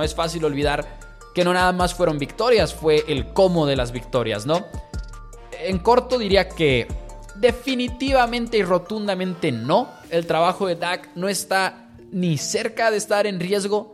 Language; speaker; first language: Spanish; native; Spanish